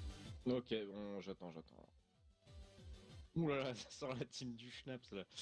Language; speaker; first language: French; native; French